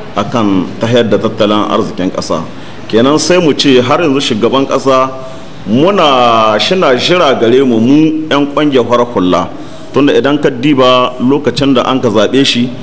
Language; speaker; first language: Hausa; native; Hausa